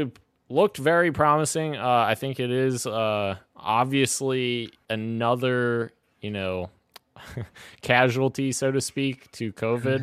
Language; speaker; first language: English; native; English